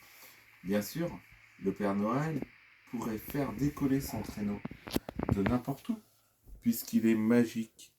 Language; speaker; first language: French; native; French